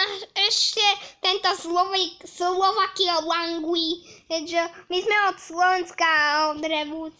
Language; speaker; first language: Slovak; early bilingual, heritage; Slovak